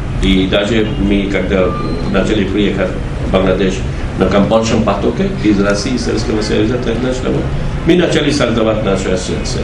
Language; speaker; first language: Russian; non-native, learner; Bangla